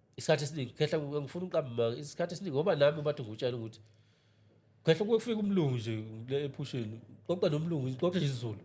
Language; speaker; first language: Zulu; native; Zulu